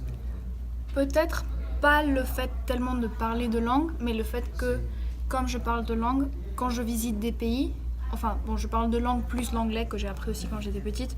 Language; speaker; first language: French; early bilingual, heritage; French